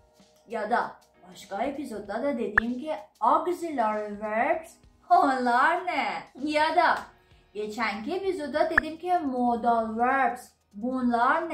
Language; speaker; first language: Turkish; non-native, fluent; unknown